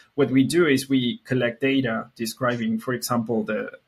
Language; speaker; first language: English; non-native, fluent; Spanish